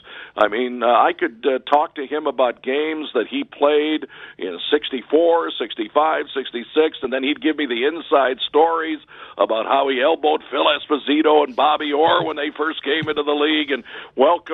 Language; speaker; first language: English; native; English